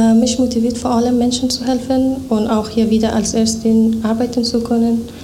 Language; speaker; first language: German; non-native, fluent; Persian